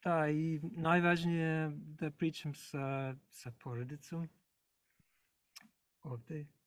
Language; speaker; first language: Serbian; non-native, learner; English